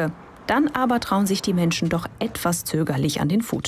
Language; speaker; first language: German; native; German